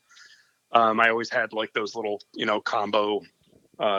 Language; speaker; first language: English; native; English